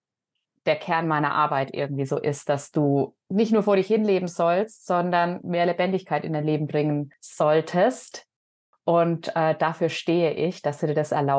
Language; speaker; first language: German; native; German